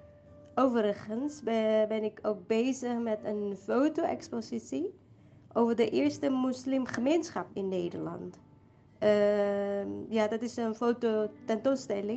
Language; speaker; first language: Dutch; non-native, fluent; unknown